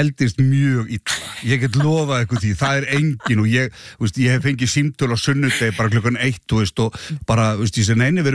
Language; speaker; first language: Icelandic; native; Icelandic